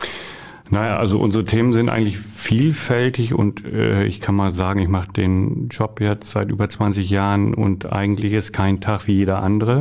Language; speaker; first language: German; native; German